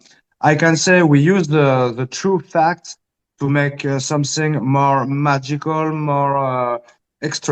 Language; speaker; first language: English; early bilingual, heritage; Spanish